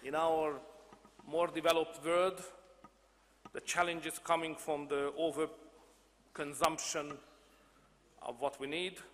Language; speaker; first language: English; non-native, fluent; Hungarian